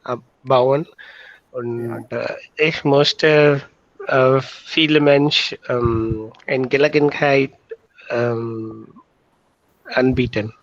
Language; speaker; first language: German; non-native, learner; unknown